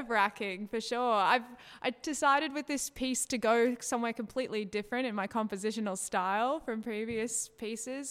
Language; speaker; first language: English; native; English